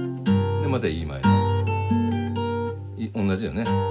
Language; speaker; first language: Japanese; native; Japanese